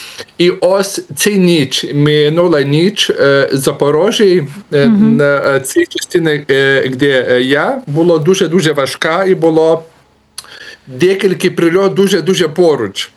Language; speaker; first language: Ukrainian; non-native, learner; Lithuanian